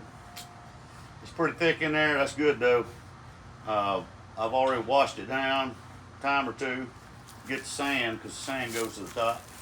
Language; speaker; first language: English; native; English